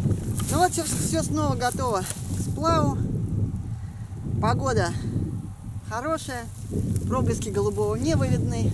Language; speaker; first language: Russian; native; Russian